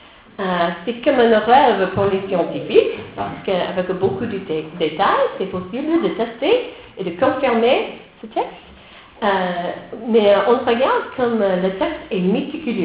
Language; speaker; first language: French; non-native, fluent; English